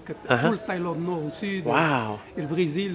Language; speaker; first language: French; non-native, local second language; Luxembourgish